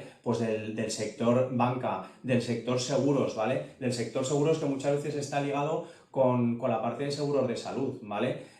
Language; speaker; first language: Spanish; native; Spanish